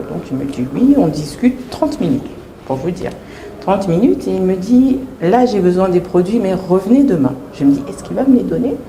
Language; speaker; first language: French; early bilingual, other home language; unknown